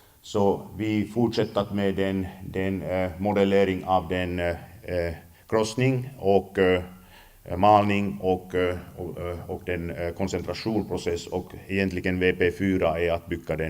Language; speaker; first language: Swedish; non-native, fluent; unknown